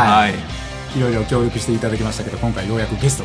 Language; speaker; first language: Japanese; native; Japanese